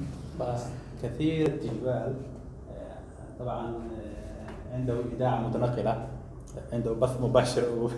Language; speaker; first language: Arabic; non-native, local second language; Somali